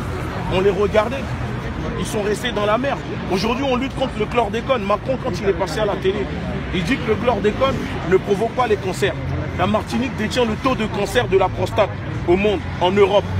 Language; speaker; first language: French; native; French